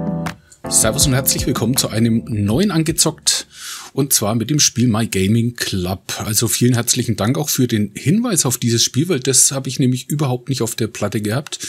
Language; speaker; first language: German; native; German